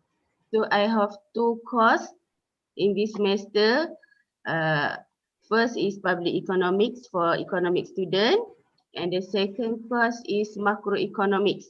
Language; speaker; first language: English; non-native, local second language; Malay